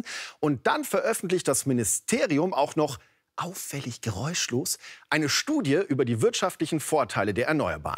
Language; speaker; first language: German; native; German